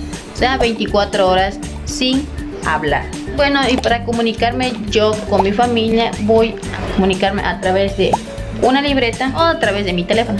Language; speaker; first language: Spanish; native; Spanish